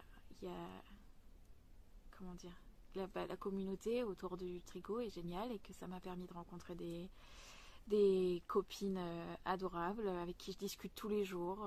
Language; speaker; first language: French; native; French